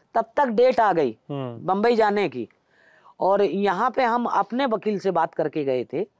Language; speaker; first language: Hindi; native; Hindi